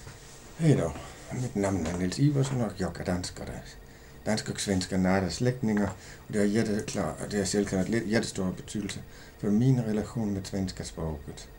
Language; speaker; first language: Swedish; non-native, learner; Danish